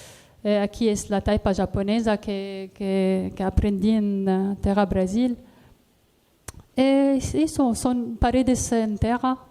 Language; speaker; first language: Spanish; non-native, learner; Arabic